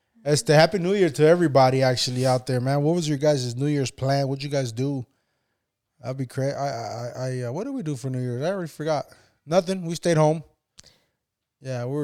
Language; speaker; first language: English; early bilingual, other home language; Spanish